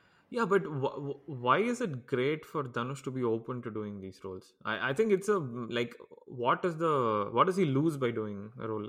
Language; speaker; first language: English; non-native, local second language; Tamil